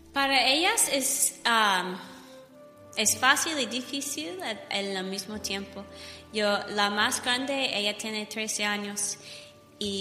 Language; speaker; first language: Spanish; non-native, learner; English